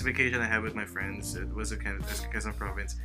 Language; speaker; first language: English; non-native, local second language; Filipino